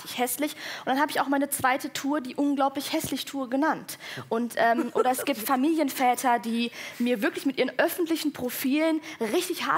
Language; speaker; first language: German; native; German